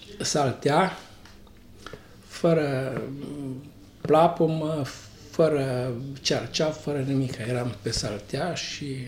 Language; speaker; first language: Romanian; non-native, local second language; Bulgarian